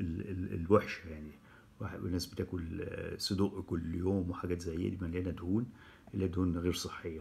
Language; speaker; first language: Arabic; native; Arabic